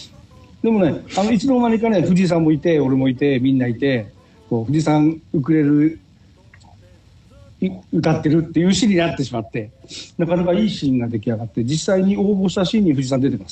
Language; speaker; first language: Japanese; native; Japanese